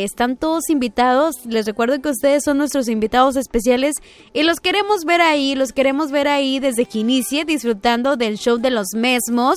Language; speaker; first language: Spanish; native; Spanish